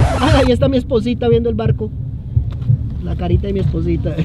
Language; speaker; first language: Spanish; native; Spanish